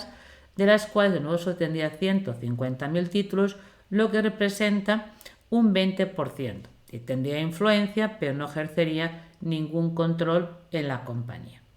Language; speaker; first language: Spanish; native; Spanish